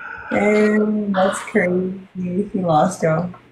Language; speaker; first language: English; early bilingual, other home language; Spanish